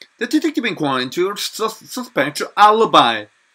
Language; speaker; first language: English; non-native, fluent; Korean